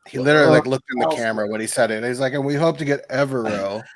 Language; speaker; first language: English; native; English